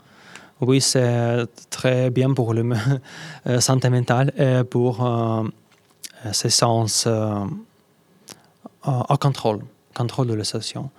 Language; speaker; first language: French; non-native, learner; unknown